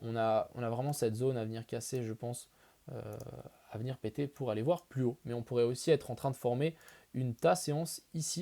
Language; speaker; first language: French; native; French